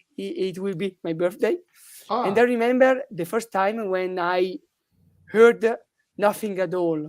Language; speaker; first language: English; non-native, learner; Italian